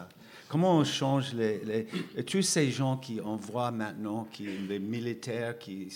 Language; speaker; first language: French; non-native, fluent; English